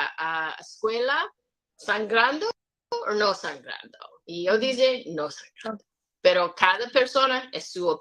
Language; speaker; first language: Spanish; non-native, learner; English